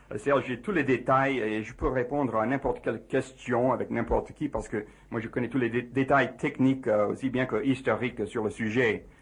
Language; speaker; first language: French; non-native, fluent; English